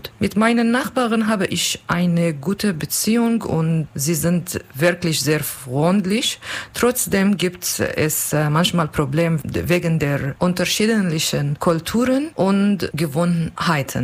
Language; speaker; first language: German; non-native, learner; Kurdish